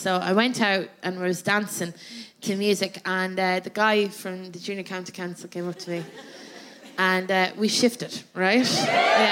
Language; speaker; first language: English; native; English